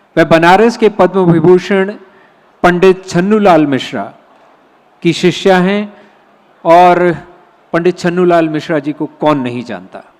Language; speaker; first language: Hindi; native; Hindi